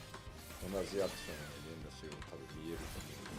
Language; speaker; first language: Japanese; native; Japanese